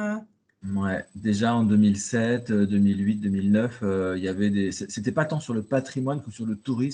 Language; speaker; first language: French; native; French